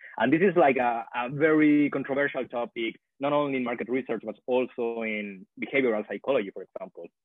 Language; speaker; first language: English; non-native, fluent; Spanish